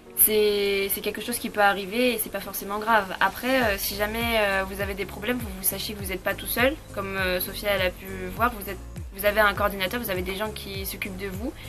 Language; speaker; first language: French; native; French